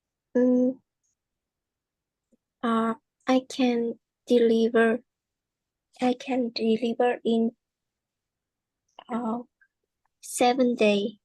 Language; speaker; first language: English; non-native, learner; Vietnamese